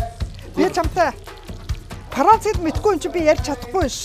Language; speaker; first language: Mongolian; native; Mongolian